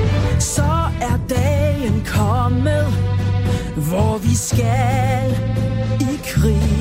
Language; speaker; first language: Danish; native; Danish